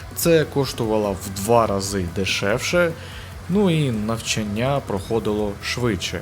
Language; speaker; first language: Ukrainian; early bilingual, other home language; Russian